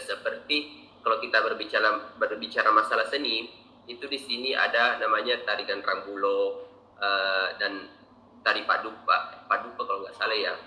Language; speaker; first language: Indonesian; native; Indonesian